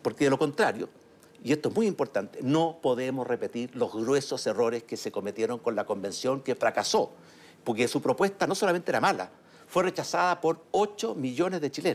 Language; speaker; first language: Spanish; native; Spanish